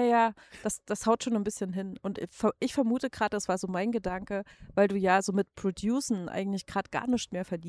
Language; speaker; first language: German; native; German